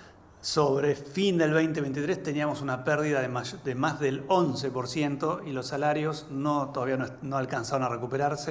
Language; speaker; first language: Spanish; native; Spanish